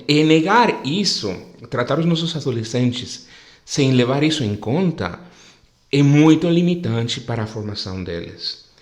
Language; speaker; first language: Portuguese; non-native, fluent; Spanish